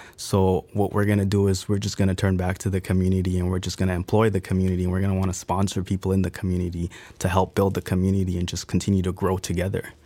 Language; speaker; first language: English; native; English